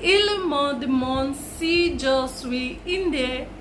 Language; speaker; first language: French; non-native, fluent; Hindi